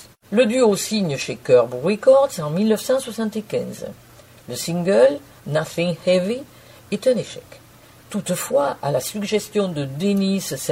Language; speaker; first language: French; native; French